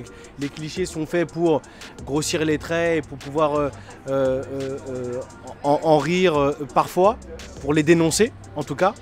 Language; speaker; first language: French; native; French